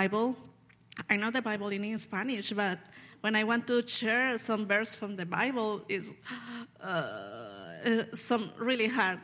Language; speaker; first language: English; non-native, learner; Spanish